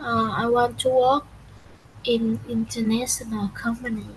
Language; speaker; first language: English; non-native, learner; Vietnamese